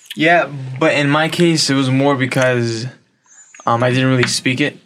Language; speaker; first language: English; native; English